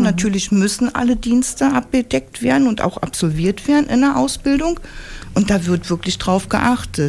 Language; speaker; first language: German; native; German